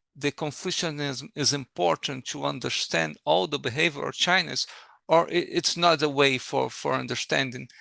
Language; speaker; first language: English; non-native, learner; Portuguese